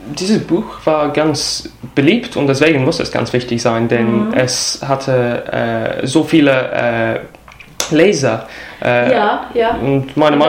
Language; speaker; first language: German; non-native, fluent; English